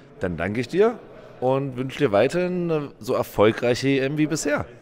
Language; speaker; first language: German; native; German